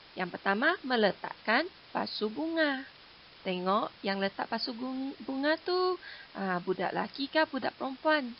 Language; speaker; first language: Malay; non-native, local second language; Chinese